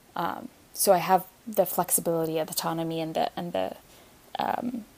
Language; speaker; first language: English; non-native, fluent; Arabic